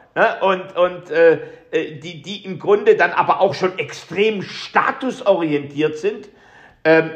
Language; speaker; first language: German; native; German